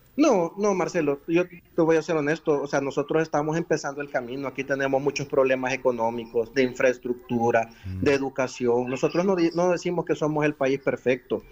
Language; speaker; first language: Spanish; native; Spanish